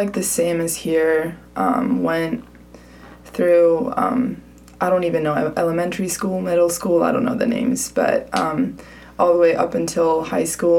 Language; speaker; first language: English; non-native, fluent; Swedish